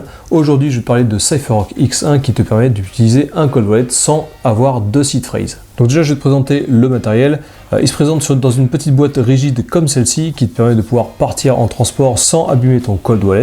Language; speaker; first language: French; native; French